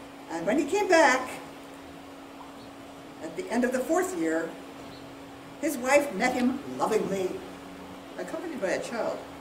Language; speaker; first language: English; native; English